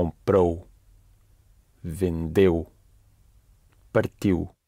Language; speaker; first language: Portuguese; non-native, learner; English